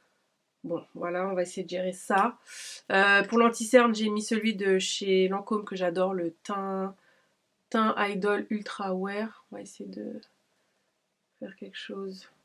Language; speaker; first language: French; native; French